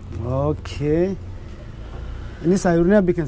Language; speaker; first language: Indonesian; non-native, learner; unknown